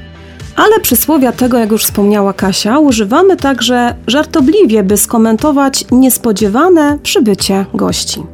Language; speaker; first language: Polish; native; Polish